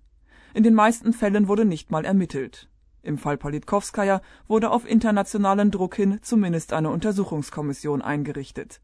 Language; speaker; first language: German; native; German